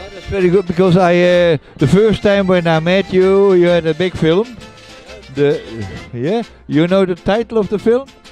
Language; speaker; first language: English; non-native, learner; Dutch